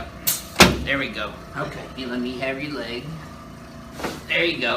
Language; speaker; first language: English; native; English